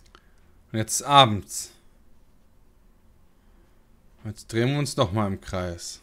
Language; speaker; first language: German; native; German